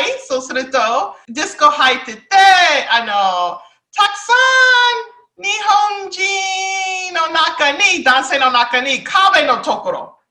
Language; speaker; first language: Japanese; non-native, learner; English